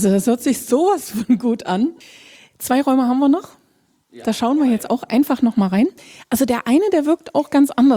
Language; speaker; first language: German; native; German